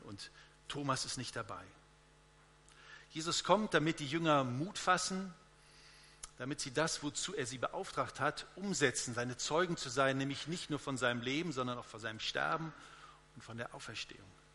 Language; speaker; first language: German; native; German